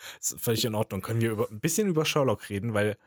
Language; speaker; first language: German; native; German